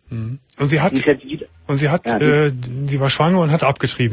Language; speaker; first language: German; native; German